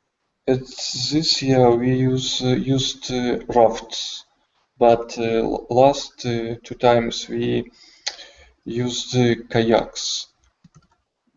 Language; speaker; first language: English; non-native, learner; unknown